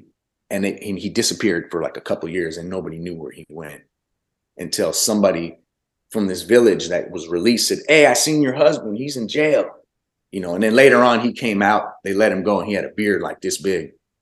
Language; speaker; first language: English; early bilingual, other home language; Arabic